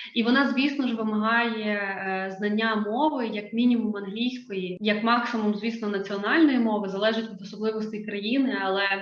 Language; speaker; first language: Ukrainian; native; Ukrainian